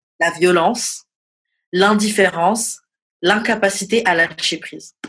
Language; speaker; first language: French; native; French